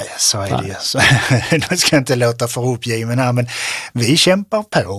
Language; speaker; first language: Swedish; native; Swedish